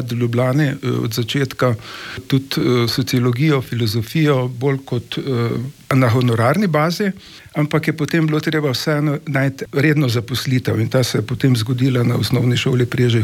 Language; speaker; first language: Slovenian; native; Slovenian